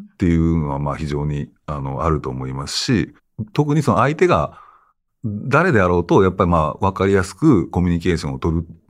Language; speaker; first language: Japanese; native; Japanese